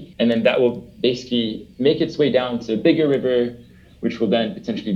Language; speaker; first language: English; early bilingual, other home language; French